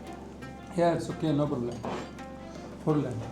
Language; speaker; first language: English; non-native, learner; Arabic